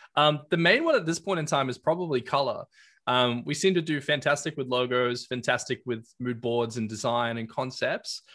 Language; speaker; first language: English; native; English